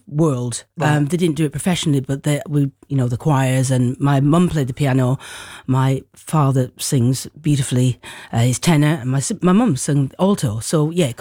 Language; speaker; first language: English; native; English